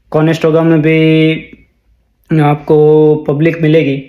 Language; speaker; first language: Hindi; non-native, local second language; Gujarati